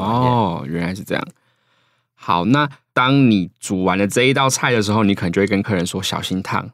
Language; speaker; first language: Chinese; native; Chinese